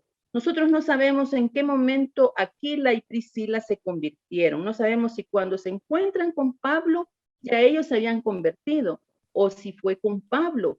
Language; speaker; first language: Spanish; native; Spanish